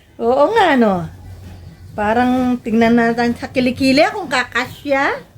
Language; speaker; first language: Filipino; non-native, local second language; Pampanga